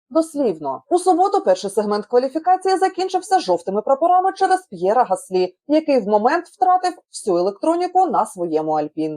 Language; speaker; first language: Ukrainian; native; Ukrainian